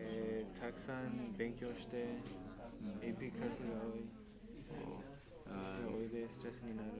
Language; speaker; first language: Japanese; non-native, learner; English